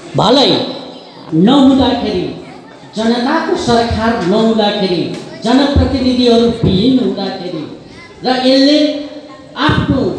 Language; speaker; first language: Nepali; non-native, local second language; Eastern Tamang